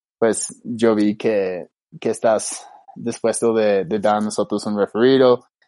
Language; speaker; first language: Spanish; non-native, fluent; English